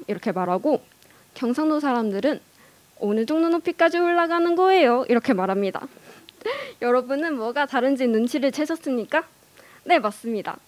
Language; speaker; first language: Korean; non-native, fluent; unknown